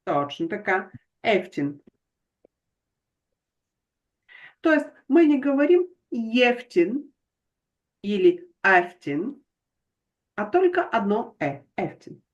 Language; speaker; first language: Russian; non-native, fluent; Bulgarian